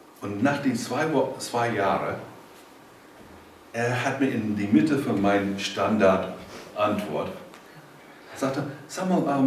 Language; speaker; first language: German; non-native, learner; English